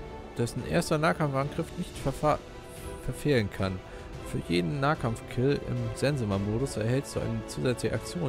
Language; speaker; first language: German; native; German